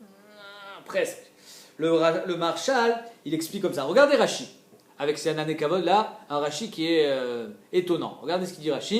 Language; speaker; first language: French; native; French